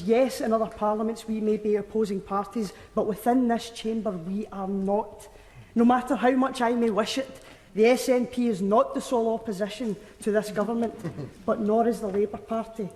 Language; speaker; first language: English; native; English